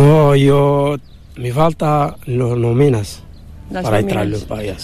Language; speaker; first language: Spanish; non-native, learner; Arabic